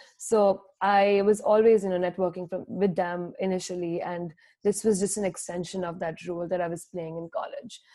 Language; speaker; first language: English; non-native, local second language; Hindi